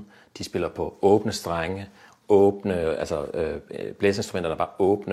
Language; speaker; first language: Danish; native; Danish